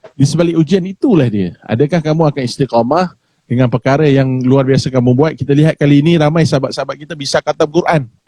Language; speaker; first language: Malay; native; Malay